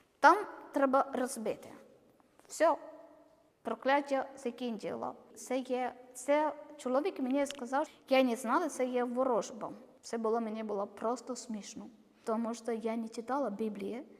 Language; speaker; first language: Ukrainian; non-native, learner; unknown